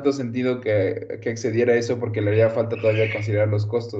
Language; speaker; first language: Spanish; native; Spanish